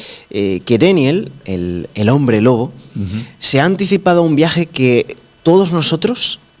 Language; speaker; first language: Spanish; native; Spanish